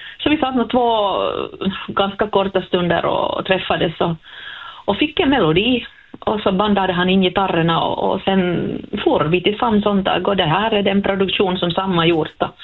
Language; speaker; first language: Swedish; native; Swedish